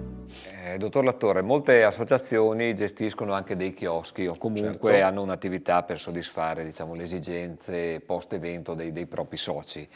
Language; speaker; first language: Italian; native; Italian